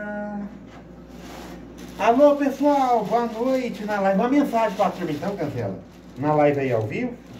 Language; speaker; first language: Portuguese; native; Portuguese